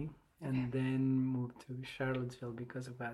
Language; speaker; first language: English; non-native, fluent; Spanish